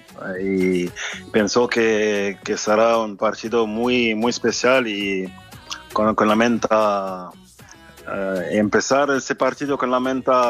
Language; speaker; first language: Spanish; non-native, fluent; French